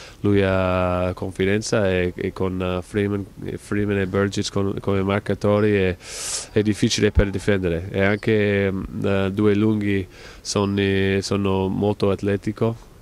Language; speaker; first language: Italian; non-native, fluent; English